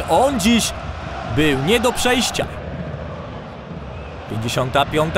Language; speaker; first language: Polish; native; Polish